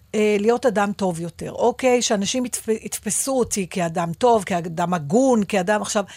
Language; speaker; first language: Hebrew; native; Hebrew